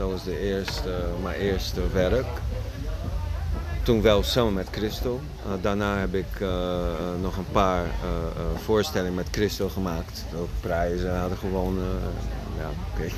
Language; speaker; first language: Dutch; non-native, fluent; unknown